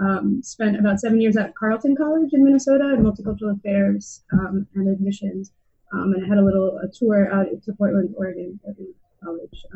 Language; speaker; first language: English; native; English